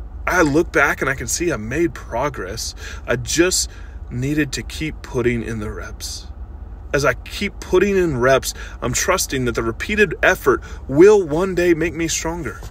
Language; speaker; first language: English; native; English